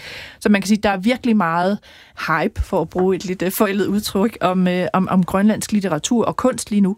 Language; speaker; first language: Danish; native; Danish